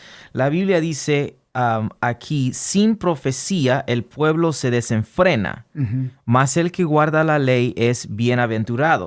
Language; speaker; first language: Spanish; early bilingual, heritage; Spanish